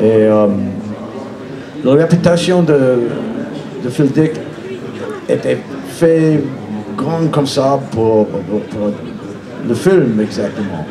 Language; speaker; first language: French; non-native, learner; English